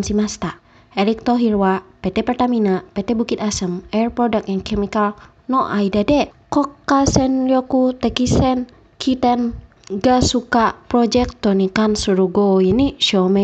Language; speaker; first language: Japanese; non-native, fluent; Indonesian